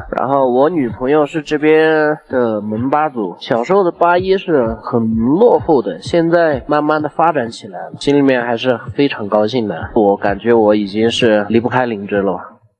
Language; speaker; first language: Chinese; native; Chinese